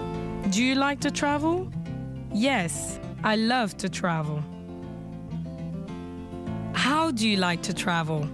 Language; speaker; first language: English; non-native, fluent; French